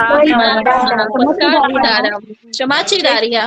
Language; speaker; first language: Persian; non-native, learner; Urdu